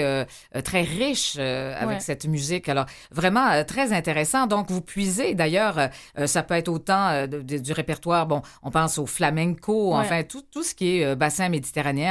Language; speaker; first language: French; native; French